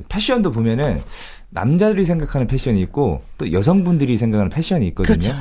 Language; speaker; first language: Korean; native; Korean